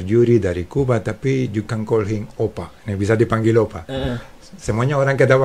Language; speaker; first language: Indonesian; non-native, fluent; Spanish